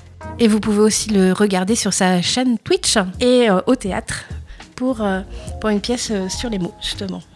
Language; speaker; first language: French; native; French